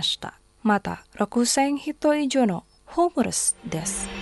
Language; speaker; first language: Japanese; non-native, learner; Indonesian